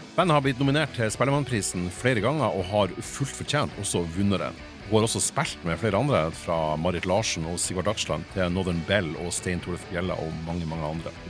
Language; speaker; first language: Norwegian; native; Norwegian